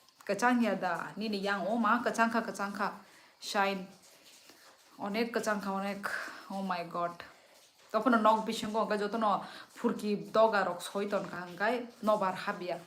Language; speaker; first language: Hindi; non-native, local second language; Kok Borok